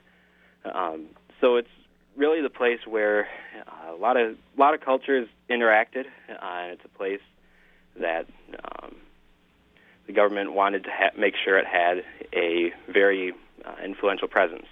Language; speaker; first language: English; native; English